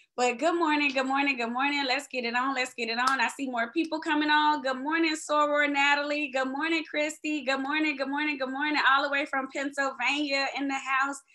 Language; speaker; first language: English; native; English